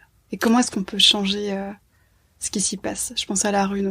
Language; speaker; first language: French; native; French